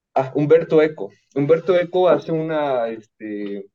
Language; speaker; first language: Spanish; native; Spanish